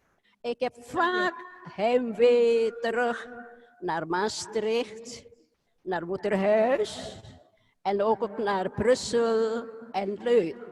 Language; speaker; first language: Dutch; non-native, fluent; Indonesian